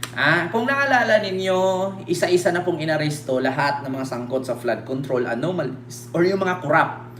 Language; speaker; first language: Filipino; native; Filipino